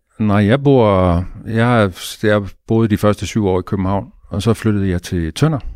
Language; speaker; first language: Danish; native; Danish